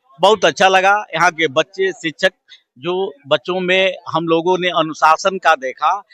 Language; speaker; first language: Hindi; native; Hindi